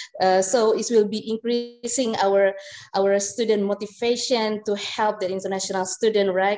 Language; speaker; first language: English; non-native, fluent; Indonesian